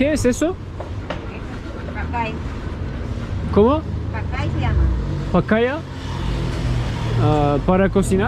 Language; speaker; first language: Spanish; non-native, learner; Turkish